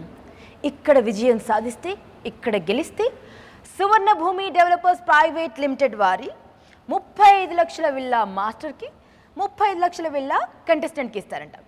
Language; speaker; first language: Telugu; native; Telugu